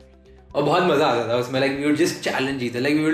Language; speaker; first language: English; non-native, local second language; Hindi